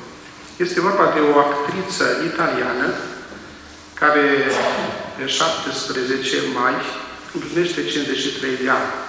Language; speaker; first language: Romanian; native; Romanian